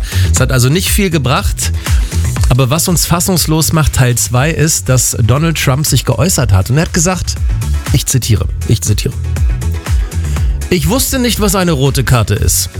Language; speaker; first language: German; native; German